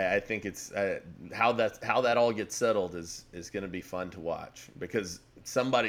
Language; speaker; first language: English; native; English